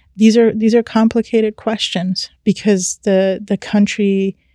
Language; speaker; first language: English; early bilingual, other home language; Persian